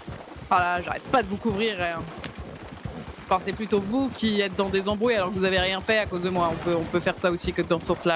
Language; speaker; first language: French; native; French